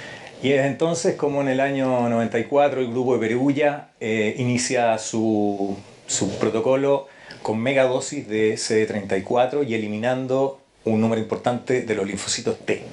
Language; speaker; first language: Spanish; native; Spanish